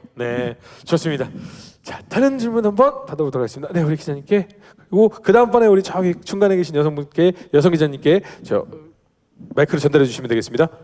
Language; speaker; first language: Korean; native; Korean